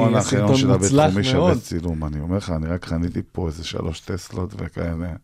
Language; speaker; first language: Hebrew; native; Hebrew